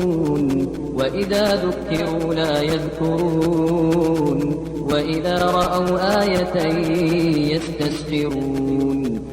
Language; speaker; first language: Arabic; native; Arabic